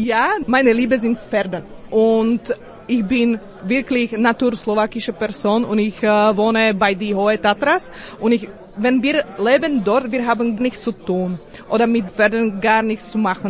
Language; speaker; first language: German; non-native, learner; Slovak